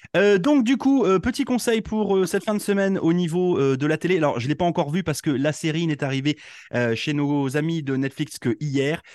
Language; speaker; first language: French; native; French